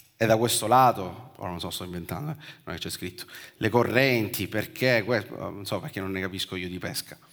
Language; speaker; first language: Italian; native; Italian